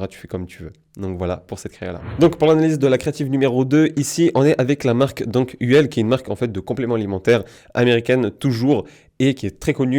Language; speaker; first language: French; native; French